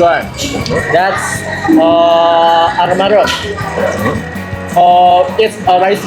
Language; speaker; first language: English; non-native, learner; Indonesian